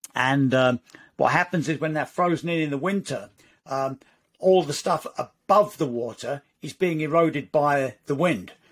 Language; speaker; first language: English; native; English